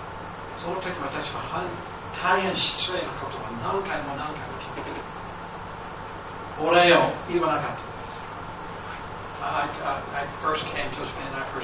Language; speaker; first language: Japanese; non-native, fluent; English